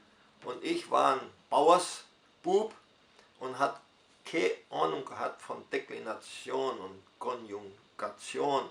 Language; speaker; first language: German; early bilingual, heritage; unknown